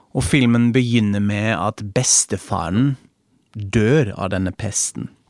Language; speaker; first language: Norwegian; non-native, fluent; German